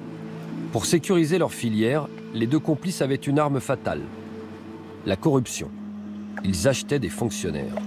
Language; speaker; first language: French; native; French